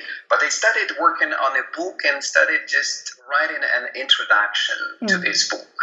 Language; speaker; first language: English; non-native, fluent; Ukrainian